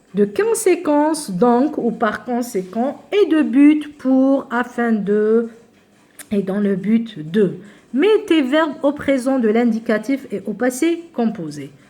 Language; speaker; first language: French; non-native, local second language; Arabic